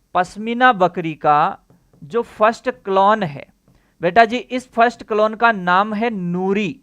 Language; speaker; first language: Hindi; native; Hindi